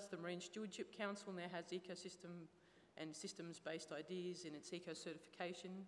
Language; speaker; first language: English; native; English